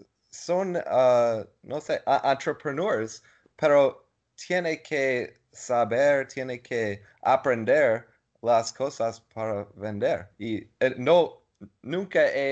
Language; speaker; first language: Spanish; non-native, learner; English